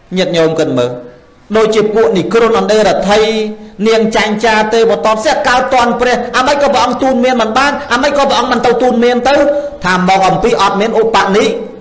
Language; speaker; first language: Khmer; native; Khmer